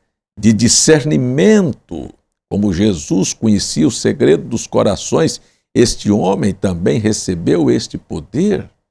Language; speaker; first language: Portuguese; native; Portuguese